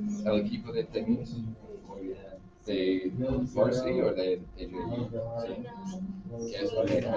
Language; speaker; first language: Spanish; non-native, learner; English